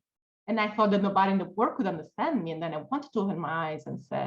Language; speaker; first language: English; non-native, fluent; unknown